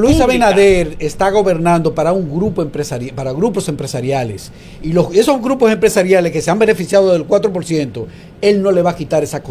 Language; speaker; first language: Spanish; native; Spanish